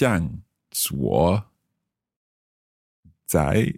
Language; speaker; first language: Chinese; non-native, learner; English